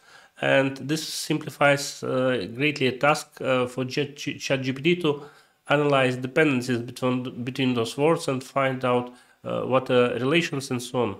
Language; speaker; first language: English; non-native, fluent; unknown